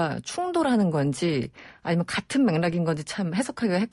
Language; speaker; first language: Korean; native; Korean